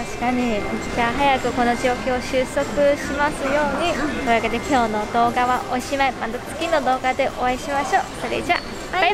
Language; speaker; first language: Japanese; non-native, fluent; Chinese